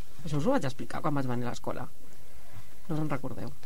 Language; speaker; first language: Catalan; native; Catalan